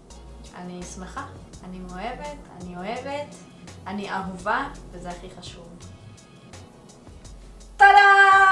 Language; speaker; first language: Hebrew; early bilingual, other home language; Russian